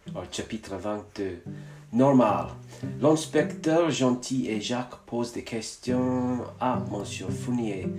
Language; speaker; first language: French; non-native, learner; English